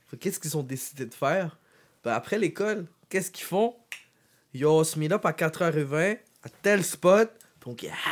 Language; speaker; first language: French; native; French